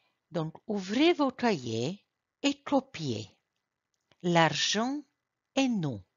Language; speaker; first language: French; non-native, fluent; Croatian